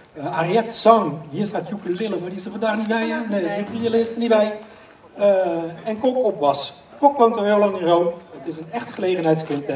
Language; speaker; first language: Dutch; native; Dutch